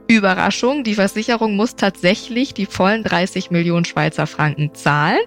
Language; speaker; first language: German; native; German